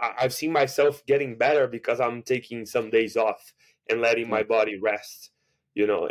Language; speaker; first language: English; non-native, fluent; Portuguese